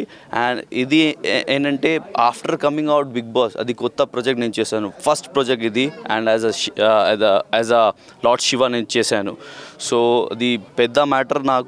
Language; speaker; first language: Telugu; non-native, learner; Hindi